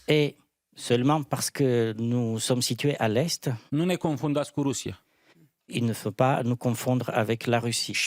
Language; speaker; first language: French; non-native, fluent; Romanian